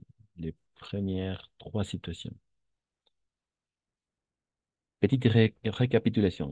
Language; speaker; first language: French; non-native, fluent; Spanish